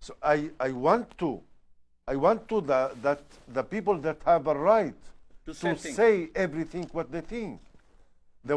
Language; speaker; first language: English; non-native, learner; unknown